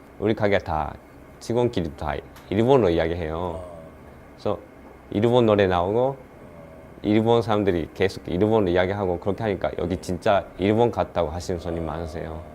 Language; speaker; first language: Korean; non-native, learner; Japanese